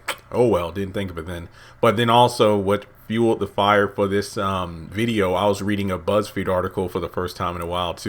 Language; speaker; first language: English; native; English